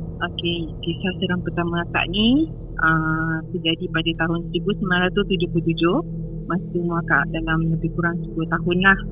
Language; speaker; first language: Malay; native; Malay